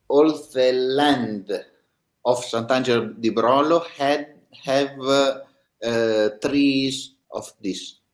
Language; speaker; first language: English; non-native, learner; Italian